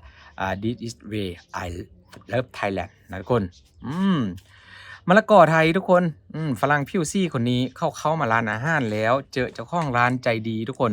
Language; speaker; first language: Thai; non-native, local second language; Northeastern Thai